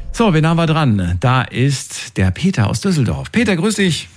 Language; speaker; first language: German; native; German